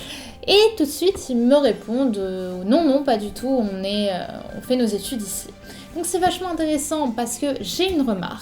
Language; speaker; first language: French; native; French